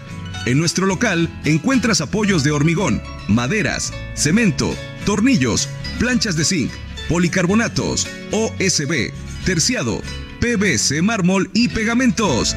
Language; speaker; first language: Spanish; native; Spanish